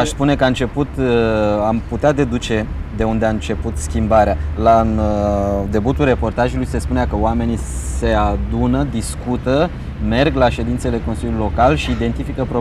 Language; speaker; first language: Romanian; native; Romanian